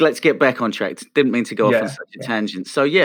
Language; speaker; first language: English; native; English